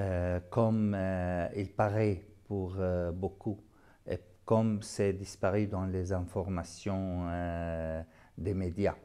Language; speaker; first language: French; non-native, local second language; Arabic